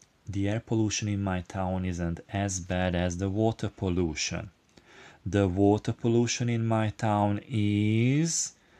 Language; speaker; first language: English; non-native, fluent; Hungarian